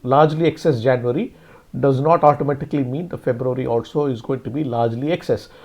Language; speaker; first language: English; non-native, local second language; Tamil